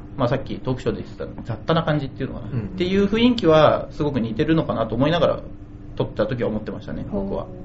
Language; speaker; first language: Japanese; native; Japanese